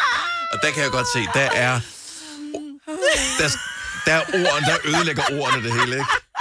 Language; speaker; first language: Danish; native; Danish